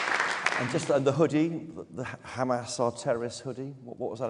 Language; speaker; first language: English; native; English